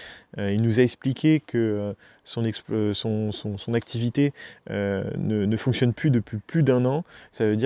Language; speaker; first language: French; native; French